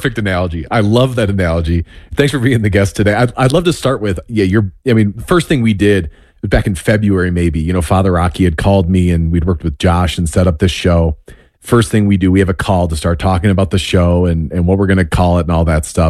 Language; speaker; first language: English; native; English